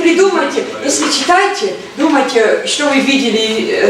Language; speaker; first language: Russian; non-native, learner; Dutch